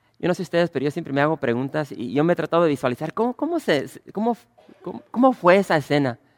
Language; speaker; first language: Spanish; early bilingual, other home language; English